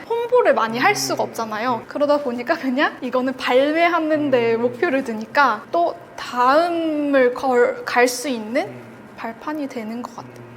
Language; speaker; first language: Korean; native; Korean